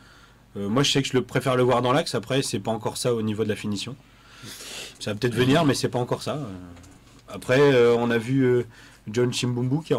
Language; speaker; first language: French; native; French